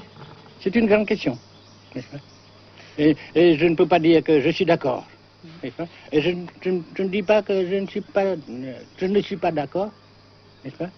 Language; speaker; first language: French; non-native, fluent; Vietnamese